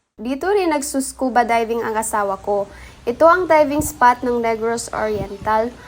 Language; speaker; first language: Filipino; non-native, local second language; Cebuano